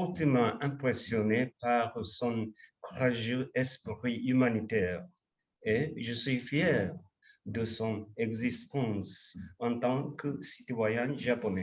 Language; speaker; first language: French; non-native, fluent; Japanese